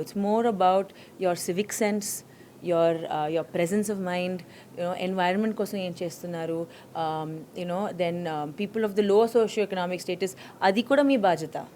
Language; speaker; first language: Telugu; non-native, fluent; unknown